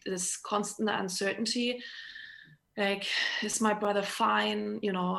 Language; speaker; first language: English; non-native, fluent; German